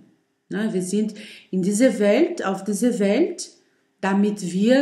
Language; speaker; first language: German; non-native, learner; Portuguese